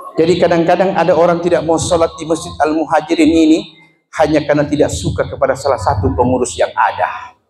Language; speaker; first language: Malay; native; Malay